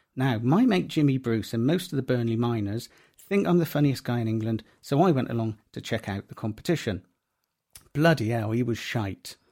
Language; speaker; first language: English; native; English